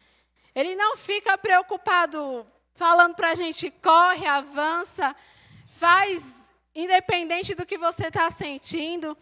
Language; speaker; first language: Portuguese; native; Portuguese